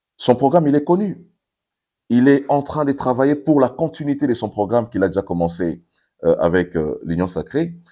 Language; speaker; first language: French; non-native, local second language; Lingala